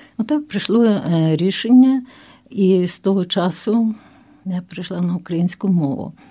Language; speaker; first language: Ukrainian; non-native, local second language; Russian